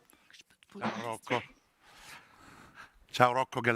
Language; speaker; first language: Italian; native; Italian